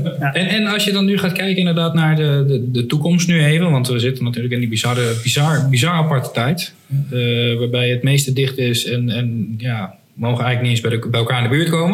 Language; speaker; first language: Dutch; native; Dutch